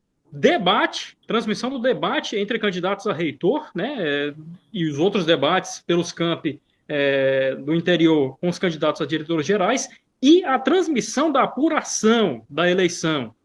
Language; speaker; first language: Portuguese; native; Portuguese